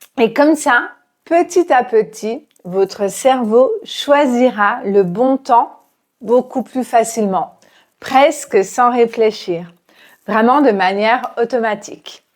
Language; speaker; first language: French; native; French